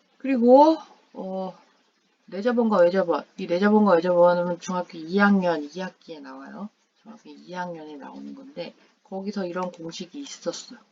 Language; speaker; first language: Korean; non-native, fluent; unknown